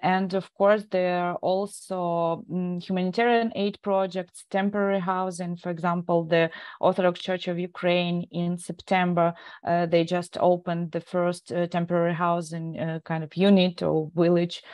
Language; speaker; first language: English; non-native, fluent; Ukrainian